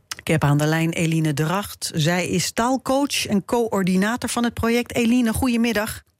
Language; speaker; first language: Dutch; native; Dutch